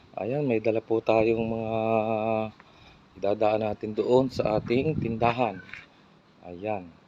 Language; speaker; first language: Filipino; native; Filipino